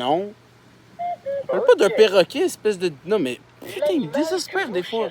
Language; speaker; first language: French; native; French